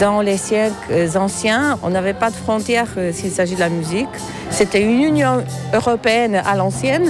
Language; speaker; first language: French; non-native, fluent; Polish